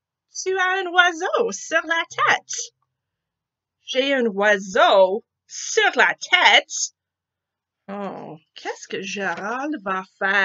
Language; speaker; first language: French; non-native, fluent; English